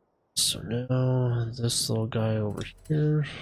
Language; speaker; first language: English; native; English